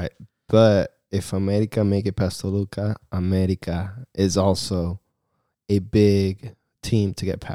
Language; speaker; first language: English; early bilingual, other home language; Spanish